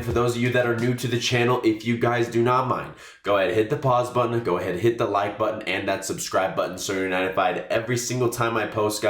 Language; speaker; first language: English; native; English